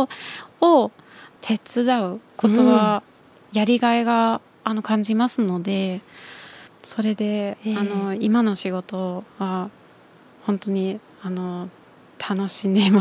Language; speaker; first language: Japanese; non-native, fluent; German